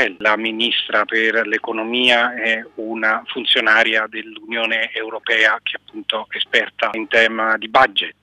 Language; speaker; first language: Italian; native; Italian